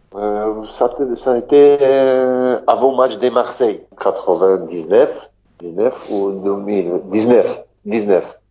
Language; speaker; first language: French; non-native, learner; Polish